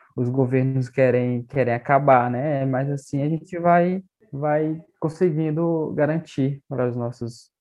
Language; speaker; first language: Portuguese; non-native, local second language; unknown